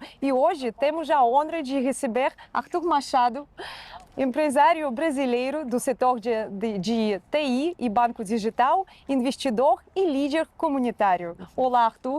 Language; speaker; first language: Portuguese; non-native, fluent; Russian